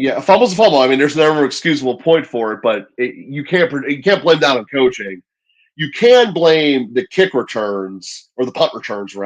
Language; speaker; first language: English; native; English